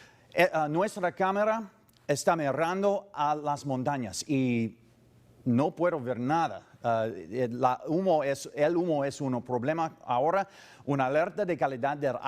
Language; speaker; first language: Spanish; non-native, learner; English